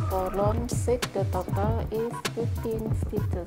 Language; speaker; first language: English; non-native, learner; Indonesian